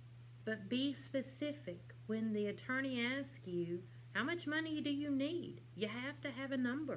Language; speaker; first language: English; native; English